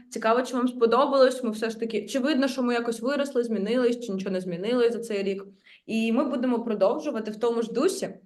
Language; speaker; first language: Ukrainian; native; Ukrainian